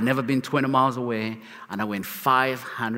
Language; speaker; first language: English; non-native, local second language; Kinyarwanda